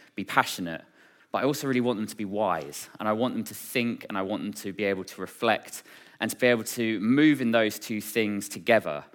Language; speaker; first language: English; native; English